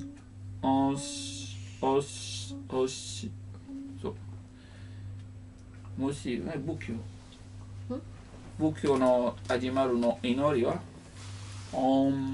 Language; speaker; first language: Japanese; non-native, learner; Italian